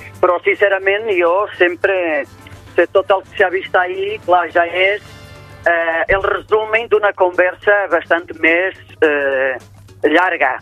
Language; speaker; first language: Catalan; non-native, fluent; Portuguese